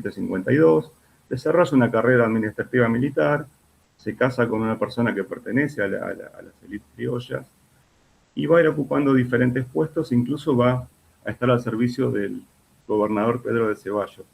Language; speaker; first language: Spanish; native; Spanish